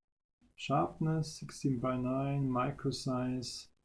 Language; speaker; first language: English; non-native, fluent; German